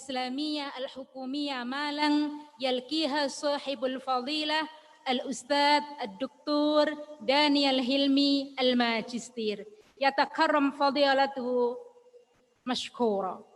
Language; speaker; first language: Arabic; non-native, fluent; Indonesian